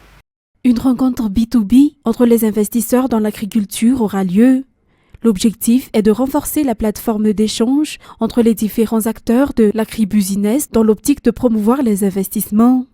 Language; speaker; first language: French; non-native, local second language; Malagasy